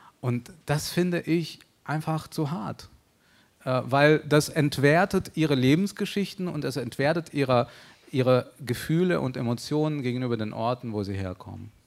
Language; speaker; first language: German; early bilingual, other home language; Russian